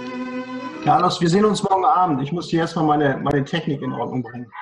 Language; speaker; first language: German; native; German